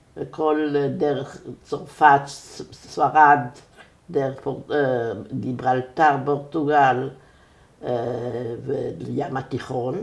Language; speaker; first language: Hebrew; non-native, fluent; German